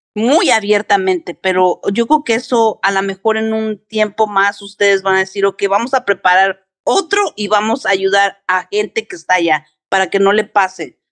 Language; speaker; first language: Spanish; early bilingual, heritage; Spanish